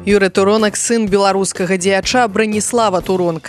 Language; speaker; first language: Belarusian; native; Belarusian